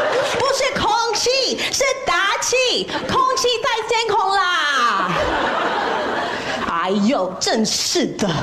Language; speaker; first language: Chinese; non-native, fluent; English